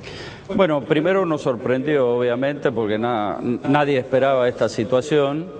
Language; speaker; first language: Spanish; native; Spanish